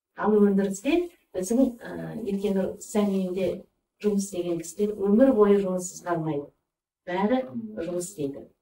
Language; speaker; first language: Kazakh; early bilingual, heritage; Kazakh